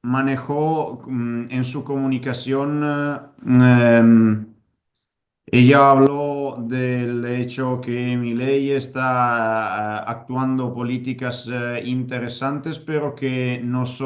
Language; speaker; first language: Spanish; non-native, fluent; Italian